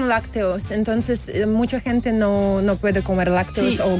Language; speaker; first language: Spanish; non-native, learner; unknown